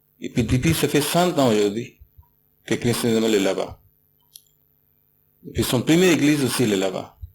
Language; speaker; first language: French; non-native, learner; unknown